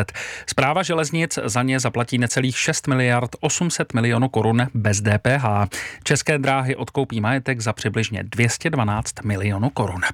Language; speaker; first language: Czech; native; Czech